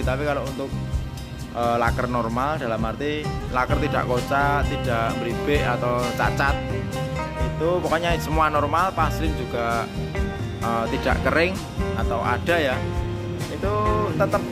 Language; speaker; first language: Indonesian; non-native, local second language; Javanese